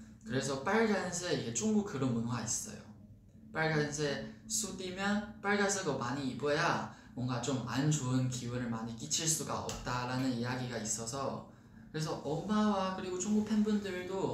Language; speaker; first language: Korean; non-native, fluent; Chinese